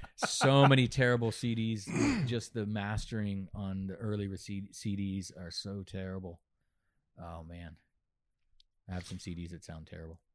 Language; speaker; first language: English; native; English